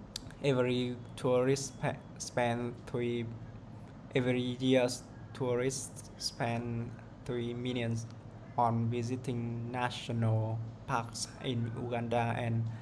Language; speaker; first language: English; non-native, learner; Vietnamese